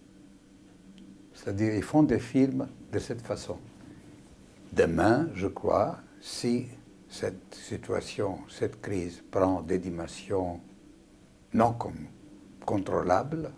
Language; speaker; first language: French; non-native, fluent; Greek